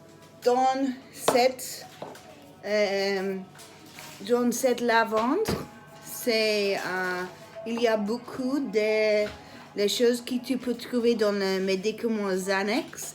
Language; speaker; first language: French; non-native, learner; English